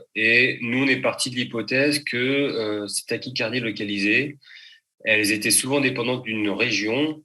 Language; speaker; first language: French; native; French